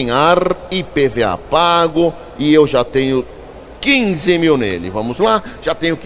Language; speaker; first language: Portuguese; native; Portuguese